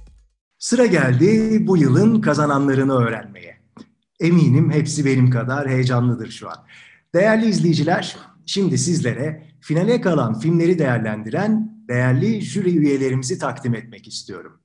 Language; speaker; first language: Turkish; native; Turkish